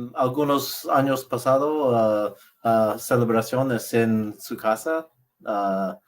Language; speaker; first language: Spanish; non-native, learner; English